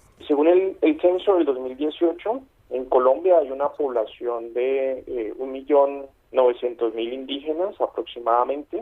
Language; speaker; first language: Spanish; native; Spanish